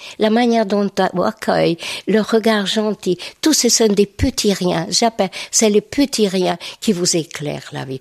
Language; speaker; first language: French; non-native, fluent; Hungarian